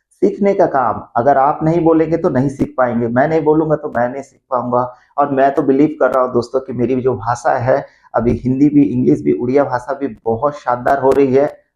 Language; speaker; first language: Hindi; non-native, local second language; Odia